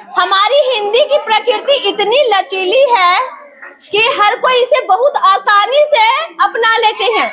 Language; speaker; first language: Hindi; native; Hindi